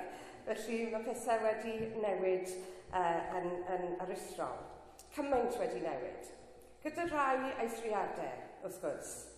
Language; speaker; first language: Welsh; non-native, local second language; English